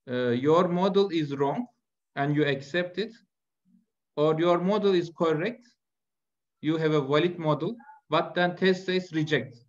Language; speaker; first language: English; non-native, fluent; Turkish